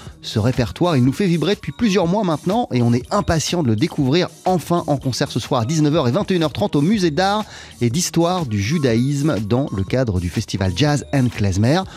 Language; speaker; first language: French; native; French